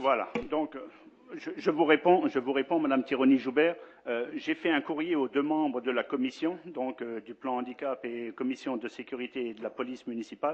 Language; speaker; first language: French; native; French